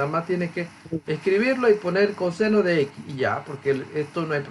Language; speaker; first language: Spanish; native; Spanish